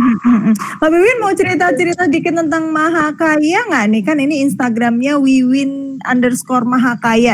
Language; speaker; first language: Indonesian; native; Indonesian